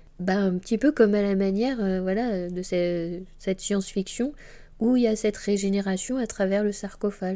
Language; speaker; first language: French; native; French